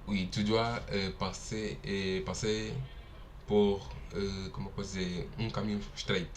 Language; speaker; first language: French; non-native, learner; Portuguese